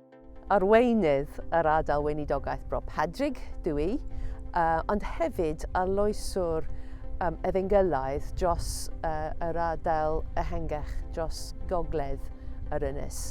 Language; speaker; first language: Welsh; non-native, fluent; English